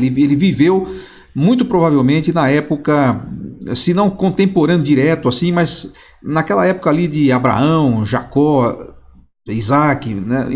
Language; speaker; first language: Portuguese; native; Portuguese